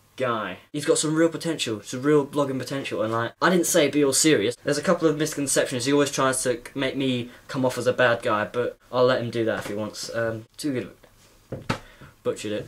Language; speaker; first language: English; native; English